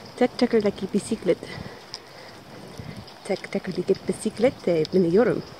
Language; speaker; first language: Turkish; non-native, learner; English